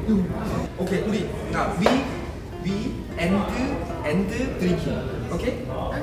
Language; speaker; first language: English; non-native, learner; Korean